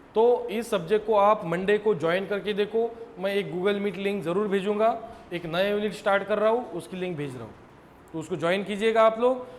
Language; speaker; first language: Hindi; non-native, local second language; Marathi